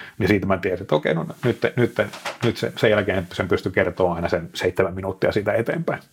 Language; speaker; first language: Finnish; native; Finnish